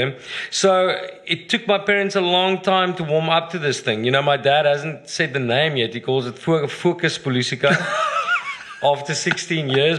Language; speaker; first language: English; non-native, local second language; Afrikaans